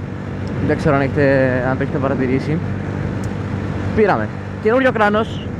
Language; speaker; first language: Greek; native; Greek